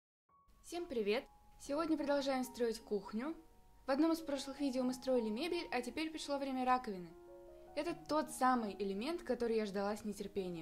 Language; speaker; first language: Russian; native; Russian